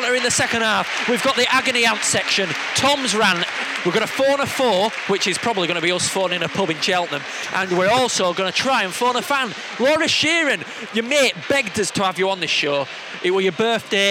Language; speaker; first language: English; native; English